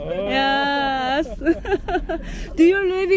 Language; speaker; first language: English; non-native, learner; Korean